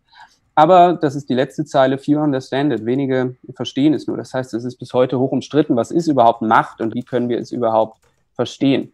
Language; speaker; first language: German; native; German